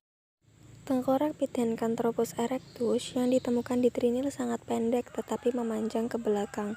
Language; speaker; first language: Indonesian; native; Indonesian